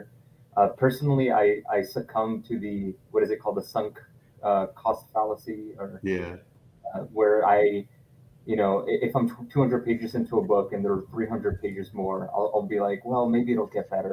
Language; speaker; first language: English; non-native, fluent; Italian